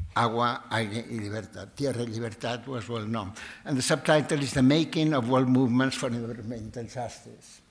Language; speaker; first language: English; non-native, fluent; Catalan